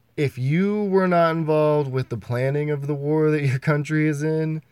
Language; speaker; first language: English; native; English